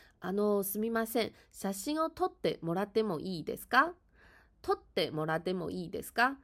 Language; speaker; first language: Japanese; non-native, fluent; Chinese